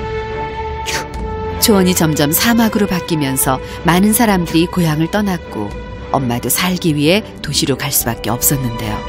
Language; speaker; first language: Korean; native; Korean